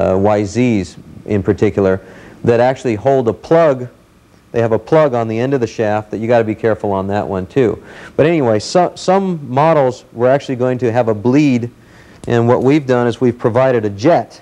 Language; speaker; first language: English; native; English